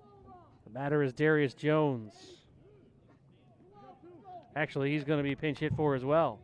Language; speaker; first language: English; native; English